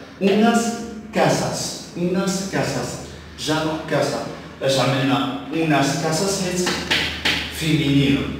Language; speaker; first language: Spanish; non-native, fluent; Arabic